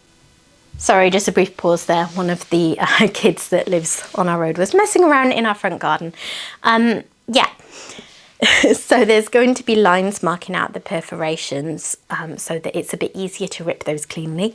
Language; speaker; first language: English; native; English